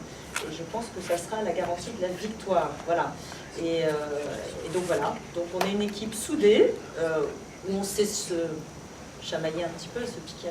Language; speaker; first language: French; native; French